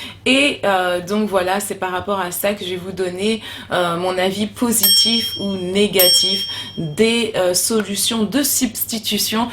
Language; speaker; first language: French; native; French